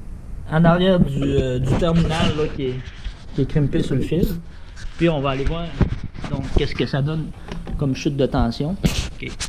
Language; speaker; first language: French; native; French